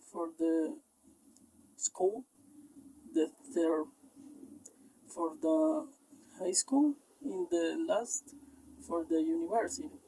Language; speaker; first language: English; non-native, learner; Spanish